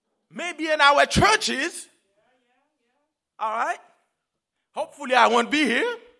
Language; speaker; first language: English; non-native, fluent; Haitian Creole